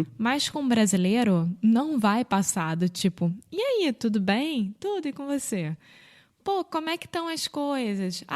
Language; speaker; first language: Portuguese; native; Portuguese